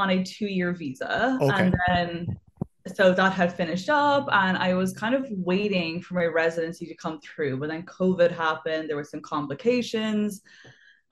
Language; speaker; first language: English; native; English